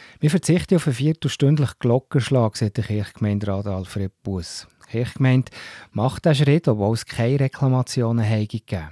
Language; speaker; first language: German; native; German